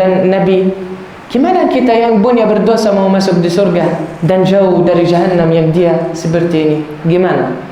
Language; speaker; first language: Indonesian; non-native, learner; Arabic